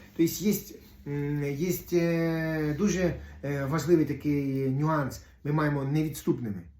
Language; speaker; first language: Ukrainian; non-native, local second language; Russian